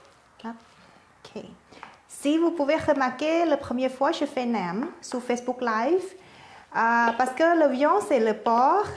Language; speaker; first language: French; non-native, learner; Thai